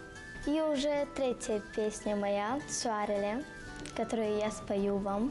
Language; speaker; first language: Russian; non-native, local second language; Romanian